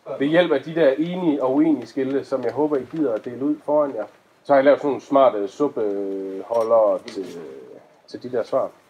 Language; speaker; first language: Danish; native; Danish